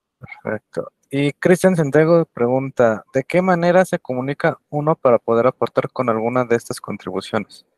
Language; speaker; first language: Spanish; native; Spanish